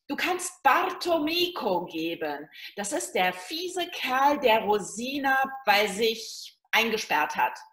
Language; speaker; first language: German; native; German